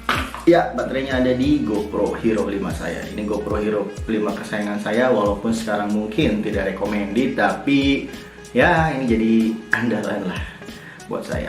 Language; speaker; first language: Indonesian; native; Indonesian